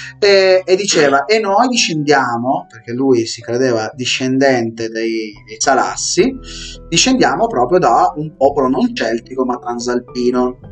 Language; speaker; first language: Italian; native; Italian